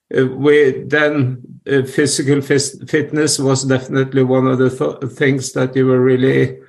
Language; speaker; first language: English; non-native, fluent; Norwegian